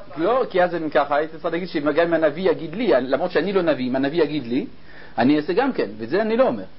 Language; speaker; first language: Hebrew; native; Hebrew